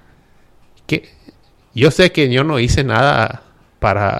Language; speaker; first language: Spanish; early bilingual, heritage; Spanish